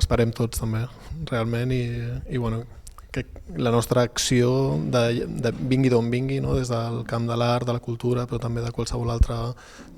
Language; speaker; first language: Catalan; native; Catalan